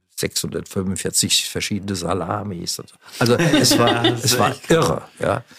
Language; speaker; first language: German; native; German